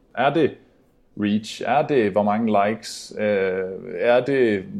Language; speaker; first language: Danish; native; Danish